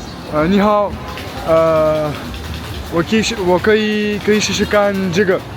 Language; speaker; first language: Chinese; non-native, learner; French